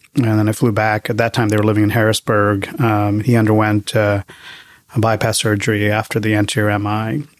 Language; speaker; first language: English; early bilingual, other home language; Tamil